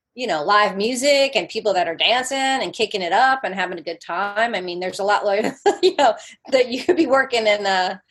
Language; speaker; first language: English; native; English